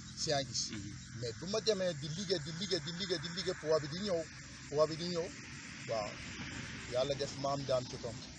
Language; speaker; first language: Wolof; non-native, fluent; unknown